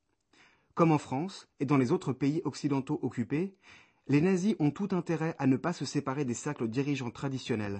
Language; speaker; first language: French; native; French